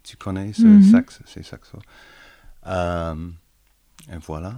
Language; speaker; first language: French; non-native, learner; English